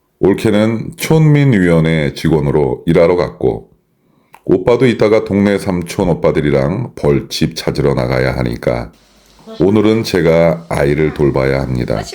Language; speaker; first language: Korean; non-native, fluent; Chinese